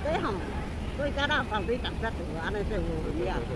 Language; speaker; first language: Chinese; native; Chinese